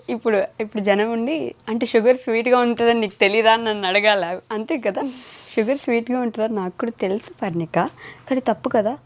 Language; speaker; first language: Telugu; native; Telugu